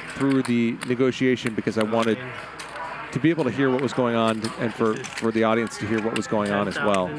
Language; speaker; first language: English; native; English